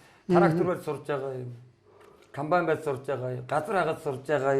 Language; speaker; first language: Mongolian; native; Mongolian